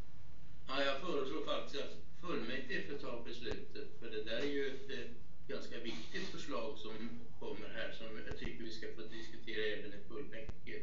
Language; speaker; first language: Swedish; native; Swedish